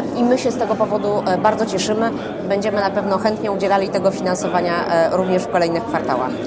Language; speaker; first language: Polish; native; Polish